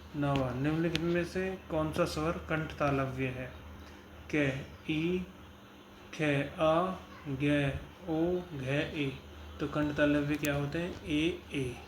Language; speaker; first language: Hindi; native; Hindi